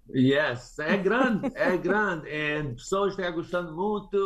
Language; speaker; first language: Portuguese; early bilingual, heritage; English